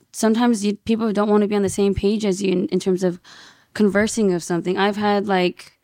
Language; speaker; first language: English; native; English